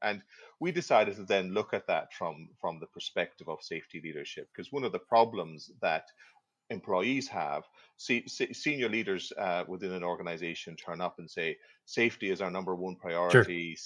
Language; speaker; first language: English; native; English